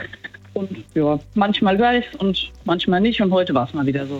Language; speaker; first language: German; native; German